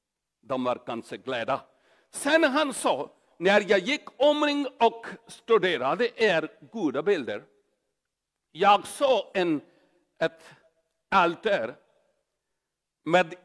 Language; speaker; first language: Swedish; non-native, learner; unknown